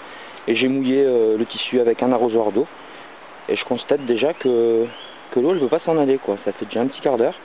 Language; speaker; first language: French; native; French